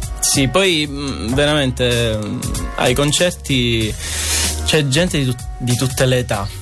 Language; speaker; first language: Italian; native; Italian